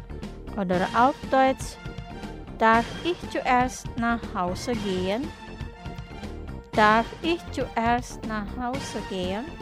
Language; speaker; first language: German; non-native, fluent; Indonesian